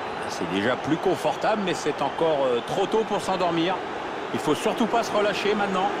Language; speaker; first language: French; native; French